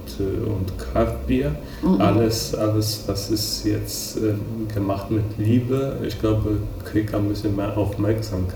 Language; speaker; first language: German; non-native, fluent; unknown